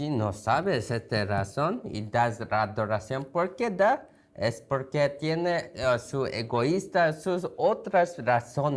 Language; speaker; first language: Spanish; non-native, fluent; Korean